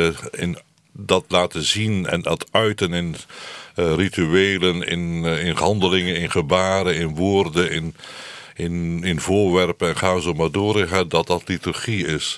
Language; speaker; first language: Dutch; native; Dutch